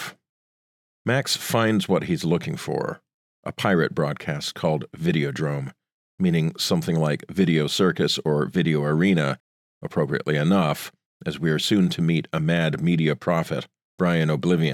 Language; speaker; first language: English; native; English